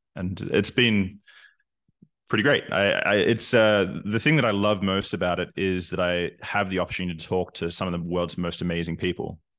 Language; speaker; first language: English; native; English